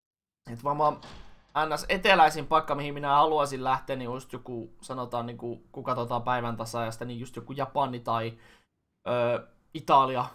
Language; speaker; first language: Finnish; native; Finnish